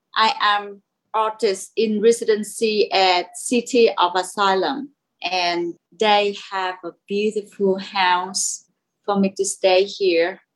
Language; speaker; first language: English; non-native, learner; Vietnamese